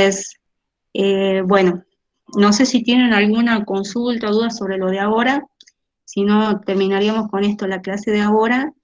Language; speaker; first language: Spanish; native; Spanish